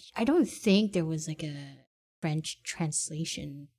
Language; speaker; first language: English; native; English